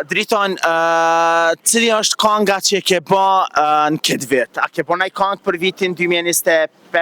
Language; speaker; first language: Albanian; native; Albanian